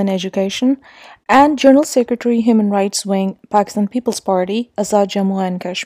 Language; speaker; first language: English; non-native, local second language; Urdu